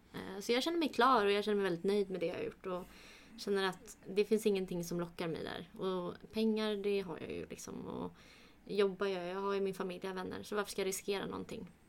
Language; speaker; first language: Swedish; early bilingual, other home language; Kurdish